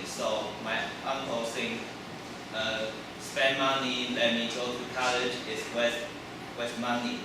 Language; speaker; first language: English; non-native, learner; Chinese